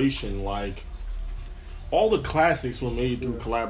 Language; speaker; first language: English; native; English